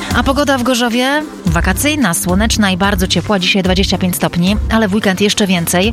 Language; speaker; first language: Polish; native; Polish